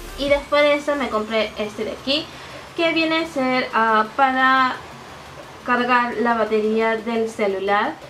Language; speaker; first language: Spanish; early bilingual, heritage; Japanese